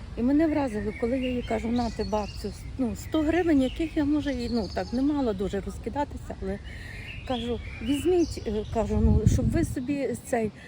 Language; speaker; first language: Ukrainian; native; Ukrainian